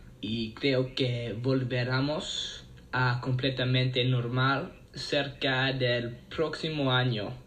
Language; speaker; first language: Spanish; non-native, learner; English